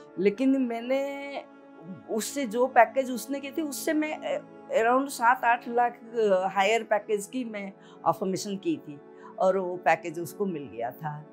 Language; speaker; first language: Hindi; non-native, local second language; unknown